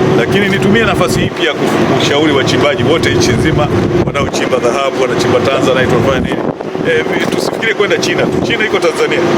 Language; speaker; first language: Swahili; native; Swahili